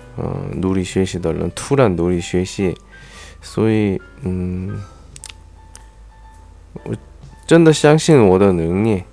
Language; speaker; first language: Chinese; non-native, learner; Korean